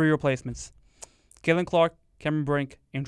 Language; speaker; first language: English; native; English